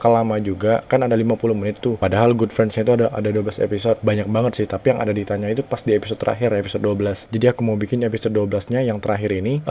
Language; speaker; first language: Indonesian; native; Indonesian